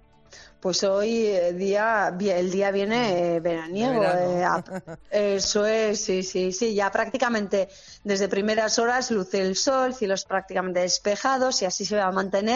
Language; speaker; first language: Spanish; native; Spanish